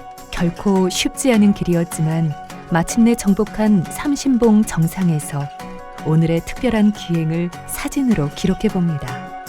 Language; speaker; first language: Korean; native; Korean